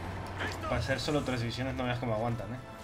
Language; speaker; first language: Spanish; native; Spanish